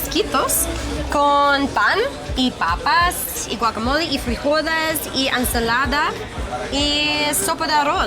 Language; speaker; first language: Spanish; non-native, learner; English